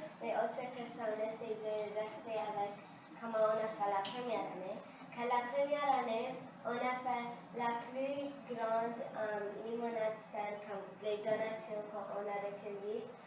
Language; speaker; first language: French; early bilingual, other home language; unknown